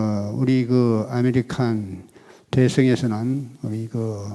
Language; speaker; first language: Korean; native; Korean